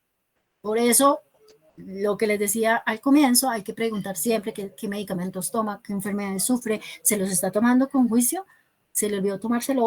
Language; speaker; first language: Spanish; native; Spanish